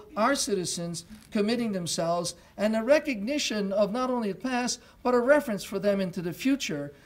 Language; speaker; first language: English; non-native, local second language; French